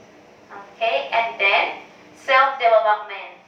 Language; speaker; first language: English; non-native, learner; Thai